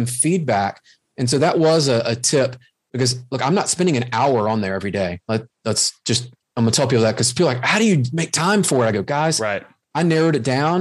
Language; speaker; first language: English; native; English